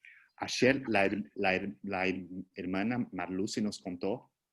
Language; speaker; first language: Spanish; non-native, fluent; Portuguese